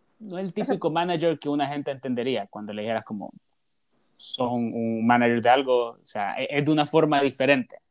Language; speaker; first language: Spanish; native; Spanish